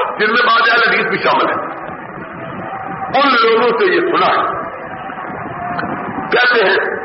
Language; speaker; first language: Urdu; non-native, local second language; Punjabi